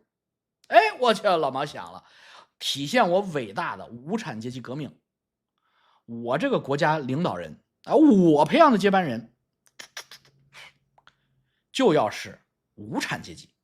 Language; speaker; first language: Chinese; native; Chinese